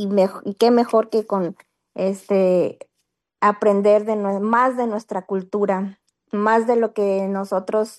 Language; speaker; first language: Spanish; native; Spanish